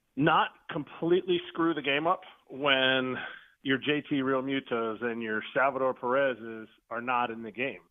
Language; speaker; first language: English; native; English